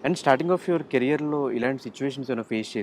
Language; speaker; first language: Telugu; native; Telugu